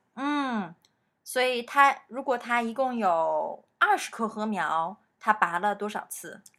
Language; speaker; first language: Chinese; native; Chinese